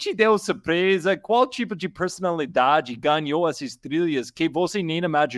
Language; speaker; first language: Portuguese; non-native, learner; English